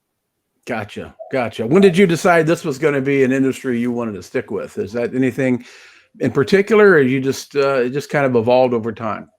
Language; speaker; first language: English; native; English